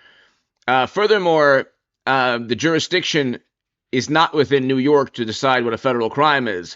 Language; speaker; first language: English; native; English